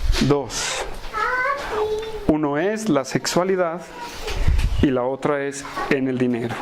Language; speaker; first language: Spanish; native; Spanish